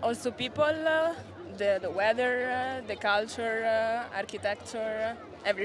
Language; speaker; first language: English; non-native, fluent; Italian